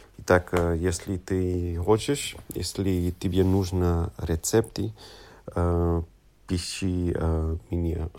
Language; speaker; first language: Russian; non-native, learner; English